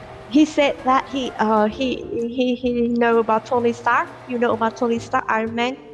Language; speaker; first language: English; non-native, learner; Vietnamese